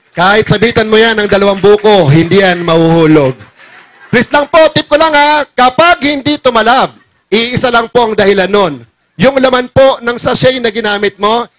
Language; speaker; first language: Filipino; non-native, local second language; Bikol